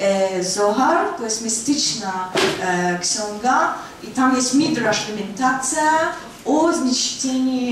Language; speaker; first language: Polish; non-native, fluent; Russian